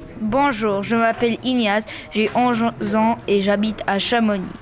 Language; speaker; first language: French; early bilingual, other home language; Polish